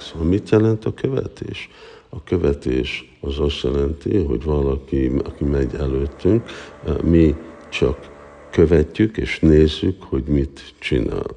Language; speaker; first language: Hungarian; early bilingual, heritage; Hungarian